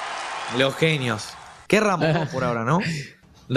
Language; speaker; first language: Spanish; native; Spanish